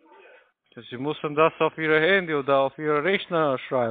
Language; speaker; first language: German; non-native, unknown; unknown